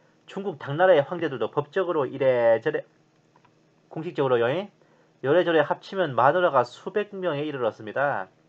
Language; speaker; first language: Korean; native; Korean